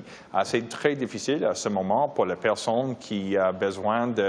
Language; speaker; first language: French; non-native, learner; English